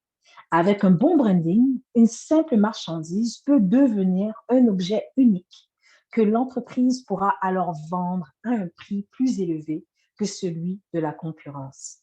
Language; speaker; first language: French; native; French